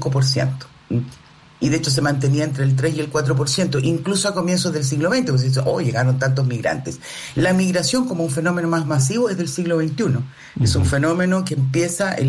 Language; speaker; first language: Spanish; native; Spanish